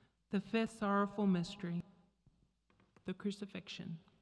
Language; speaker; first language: English; native; English